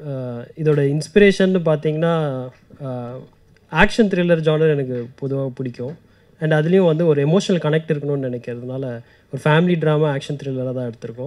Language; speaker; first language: Tamil; native; Tamil